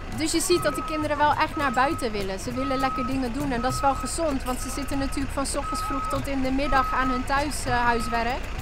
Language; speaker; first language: Dutch; native; Dutch